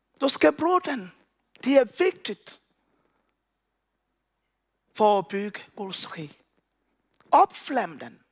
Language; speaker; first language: Danish; non-native, learner; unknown